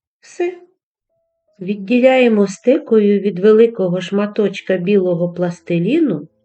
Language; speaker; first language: Ukrainian; native; Ukrainian